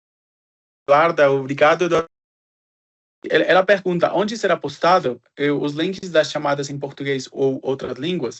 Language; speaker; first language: Portuguese; non-native, fluent; Spanish